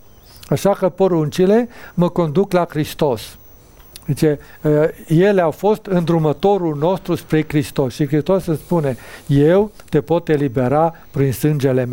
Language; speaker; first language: Romanian; native; Romanian